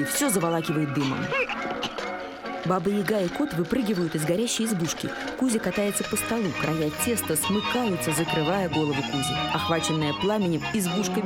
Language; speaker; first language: Russian; native; Russian